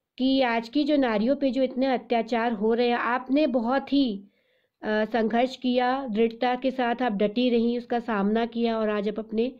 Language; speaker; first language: Hindi; native; Hindi